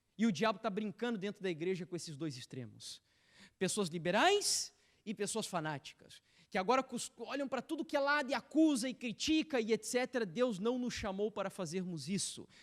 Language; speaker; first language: Portuguese; native; Portuguese